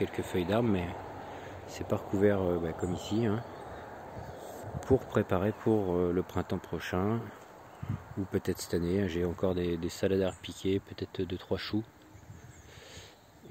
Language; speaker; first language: French; native; French